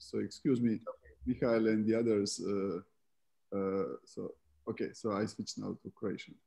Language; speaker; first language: English; non-native, fluent; Croatian